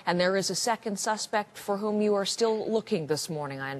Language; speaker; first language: English; native; English